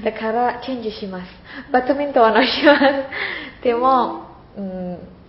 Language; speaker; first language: Japanese; non-native, learner; Indonesian